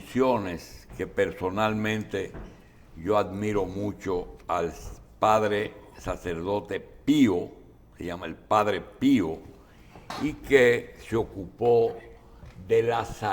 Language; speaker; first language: Spanish; native; Spanish